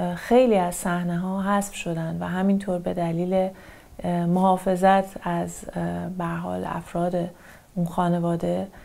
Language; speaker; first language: Persian; native; Persian